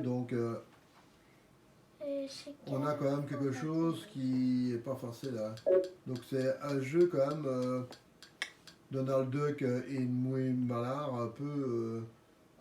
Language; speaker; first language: French; native; French